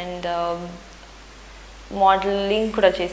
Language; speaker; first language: Telugu; non-native, learner; Hindi